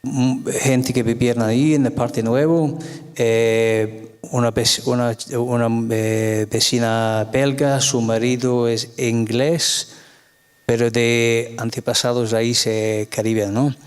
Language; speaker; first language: Spanish; non-native, fluent; English